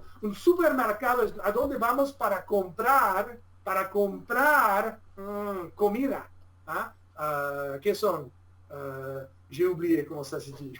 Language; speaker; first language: Spanish; non-native, fluent; English